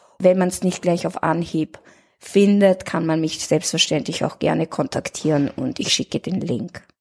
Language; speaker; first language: German; native; German